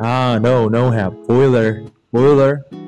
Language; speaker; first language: English; non-native, learner; Korean